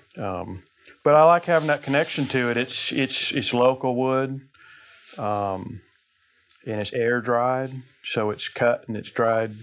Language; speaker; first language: English; native; English